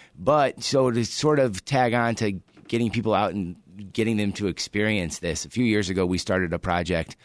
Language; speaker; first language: English; native; English